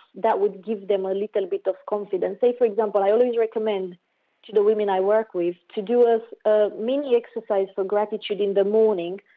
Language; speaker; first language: English; non-native, fluent; Romanian